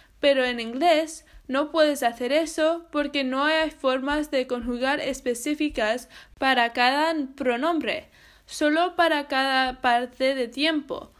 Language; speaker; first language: Spanish; non-native, fluent; English